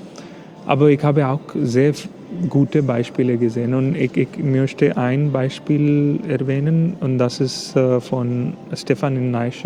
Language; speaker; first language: German; non-native, fluent; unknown